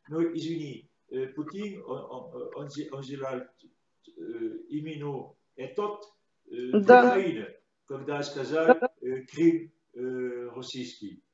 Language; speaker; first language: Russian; non-native, learner; French